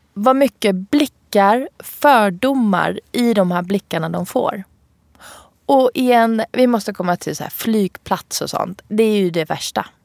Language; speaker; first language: Swedish; early bilingual, other home language; Persian